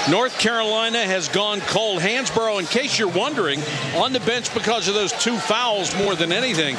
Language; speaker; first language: English; native; English